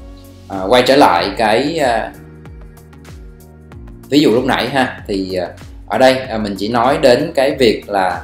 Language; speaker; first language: Vietnamese; native; Vietnamese